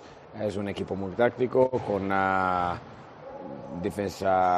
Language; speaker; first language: Spanish; non-native, fluent; Italian